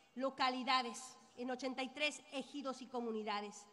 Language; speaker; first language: Spanish; native; Spanish